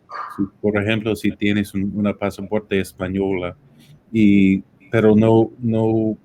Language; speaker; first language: Spanish; non-native, fluent; English